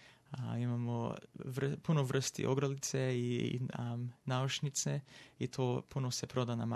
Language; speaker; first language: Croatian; early bilingual, heritage; English